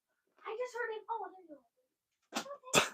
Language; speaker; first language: English; native; English